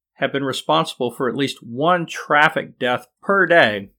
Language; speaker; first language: English; native; English